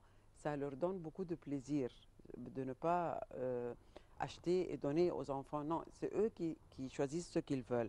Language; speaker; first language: French; non-native, fluent; Arabic